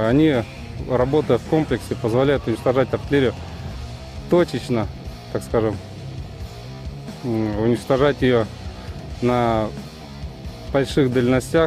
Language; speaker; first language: Russian; native; Russian